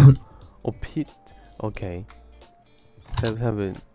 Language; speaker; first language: Japanese; non-native, learner; Chinese